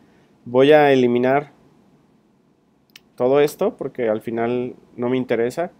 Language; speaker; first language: Spanish; native; Spanish